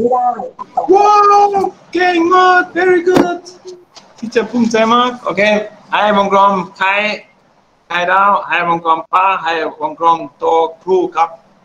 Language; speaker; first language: Thai; non-native, learner; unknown